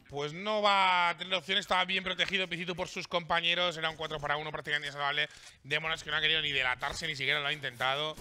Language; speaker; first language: Spanish; native; Spanish